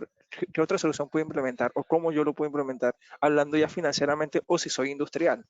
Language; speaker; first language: Spanish; native; Spanish